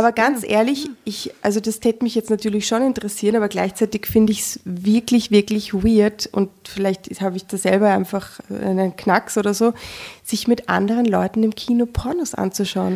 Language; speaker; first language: German; native; German